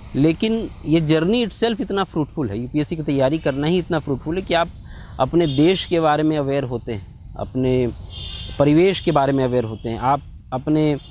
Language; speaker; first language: Hindi; native; Hindi